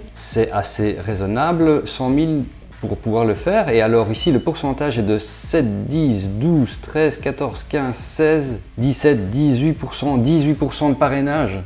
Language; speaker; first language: French; native; French